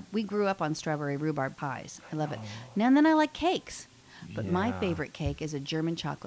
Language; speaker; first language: English; native; English